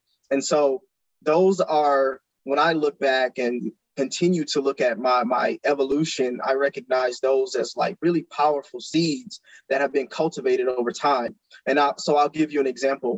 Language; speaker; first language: English; native; English